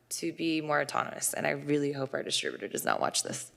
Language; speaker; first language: English; native; English